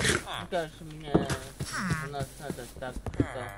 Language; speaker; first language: Russian; non-native, learner; English